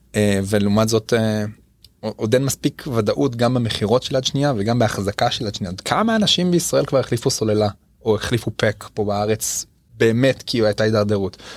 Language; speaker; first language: Hebrew; native; Hebrew